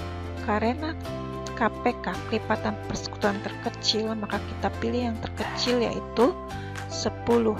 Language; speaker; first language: Indonesian; native; Indonesian